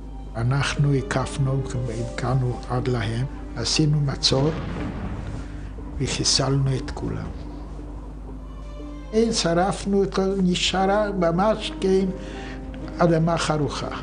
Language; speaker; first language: Hebrew; non-native, fluent; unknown